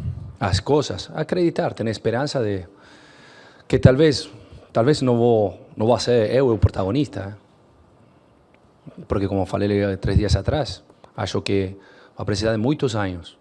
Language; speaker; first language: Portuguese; non-native, learner; Spanish